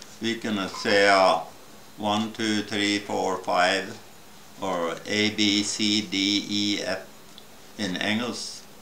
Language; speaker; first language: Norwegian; early bilingual, heritage; Norwegian